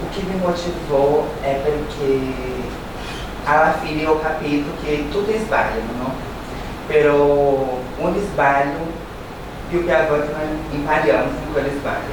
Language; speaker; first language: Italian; non-native, learner; Portuguese